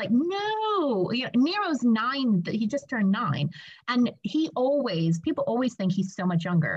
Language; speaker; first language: English; native; English